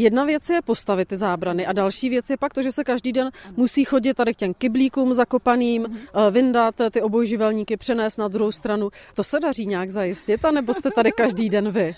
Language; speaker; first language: Czech; native; Czech